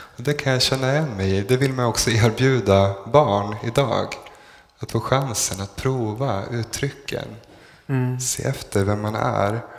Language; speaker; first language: Swedish; native; Swedish